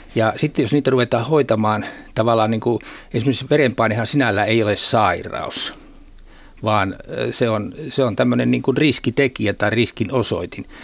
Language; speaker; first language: Finnish; native; Finnish